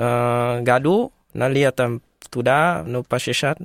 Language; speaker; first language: Russian; non-native, learner; Vietnamese